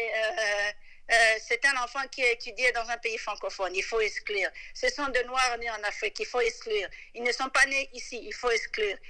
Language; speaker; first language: French; non-native, local second language; Lingala